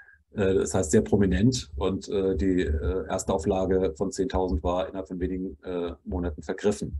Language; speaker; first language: German; native; German